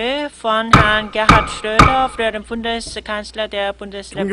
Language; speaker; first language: German; non-native, fluent; Korean